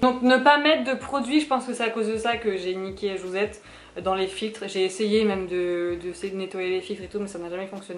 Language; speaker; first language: French; native; French